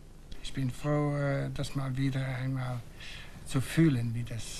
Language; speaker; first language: German; non-native, fluent; Dutch